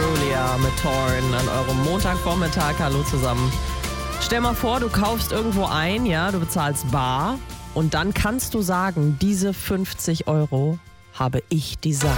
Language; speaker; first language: German; native; German